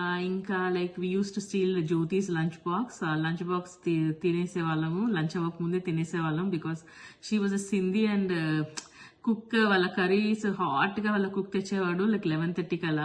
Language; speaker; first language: Telugu; native; Telugu